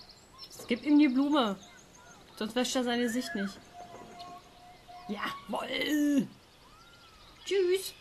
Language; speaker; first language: German; native; German